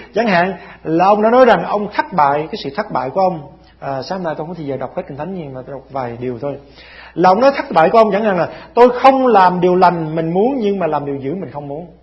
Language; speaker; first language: Vietnamese; early bilingual, heritage; Vietnamese